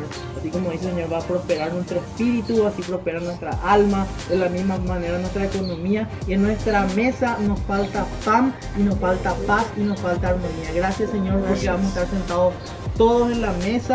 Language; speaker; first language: Spanish; native; Spanish